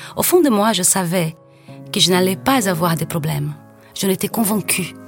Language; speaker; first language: French; non-native, fluent; Portuguese